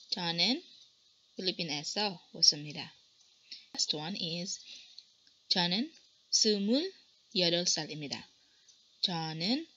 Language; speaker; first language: Korean; non-native, learner; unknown